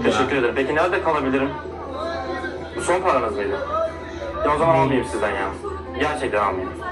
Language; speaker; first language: Turkish; native; Turkish